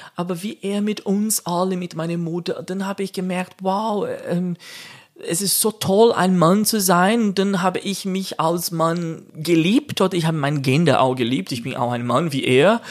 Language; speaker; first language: German; non-native, fluent; Portuguese